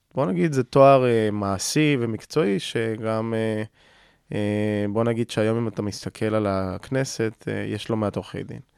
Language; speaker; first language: Hebrew; non-native, fluent; Spanish